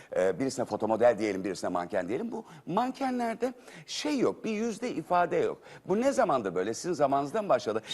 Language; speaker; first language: Turkish; native; Turkish